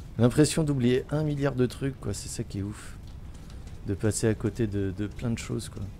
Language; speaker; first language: French; native; French